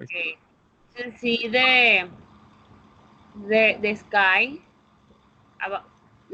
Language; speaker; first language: English; non-native, fluent; Spanish